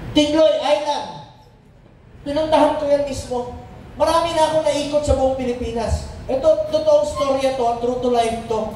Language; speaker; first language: Filipino; non-native, local second language; Cebuano